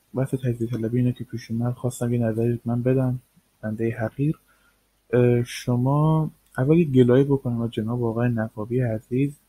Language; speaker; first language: Persian; native; Persian